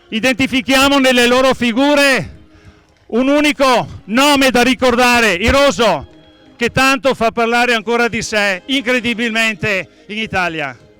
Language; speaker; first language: Italian; native; Italian